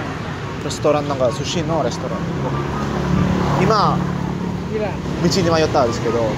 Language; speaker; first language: Japanese; non-native, fluent; Indonesian